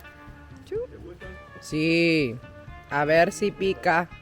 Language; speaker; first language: Spanish; non-native, fluent; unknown